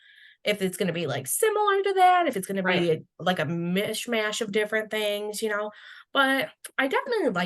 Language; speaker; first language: English; native; English